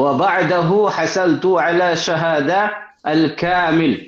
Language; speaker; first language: Arabic; non-native, learner; Bangla